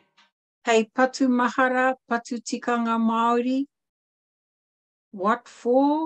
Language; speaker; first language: Māori; non-native, local second language; English